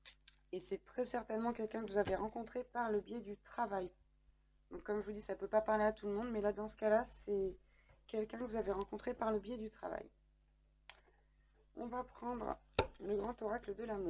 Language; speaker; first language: French; native; French